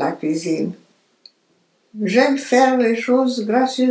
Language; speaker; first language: French; non-native, fluent; Romanian